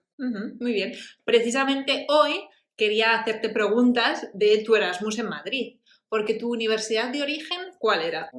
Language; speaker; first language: Spanish; native; Spanish